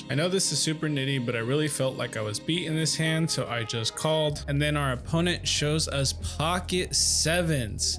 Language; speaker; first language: English; native; English